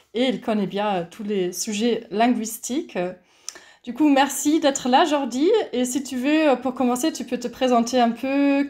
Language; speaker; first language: French; non-native, fluent; German